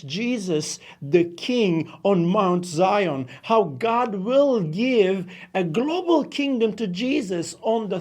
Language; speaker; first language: English; non-native, fluent; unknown